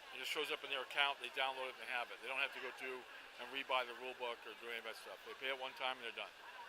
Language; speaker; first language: English; native; English